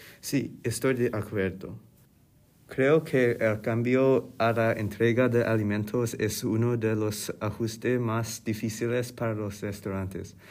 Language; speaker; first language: Spanish; non-native, learner; English